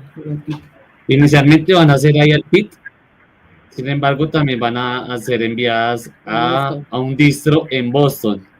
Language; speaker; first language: Spanish; native; Spanish